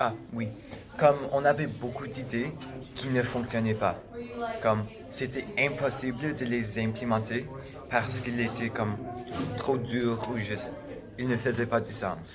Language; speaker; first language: French; non-native, local second language; English